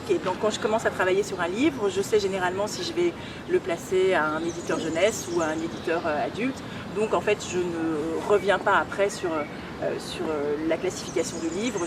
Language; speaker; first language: French; native; French